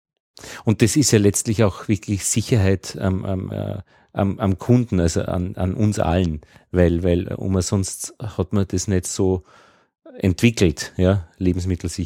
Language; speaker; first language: German; native; German